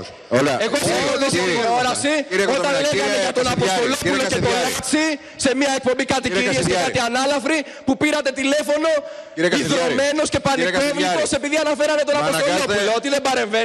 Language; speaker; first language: Greek; native; Greek